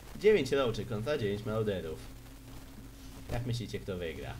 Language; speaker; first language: Polish; native; Polish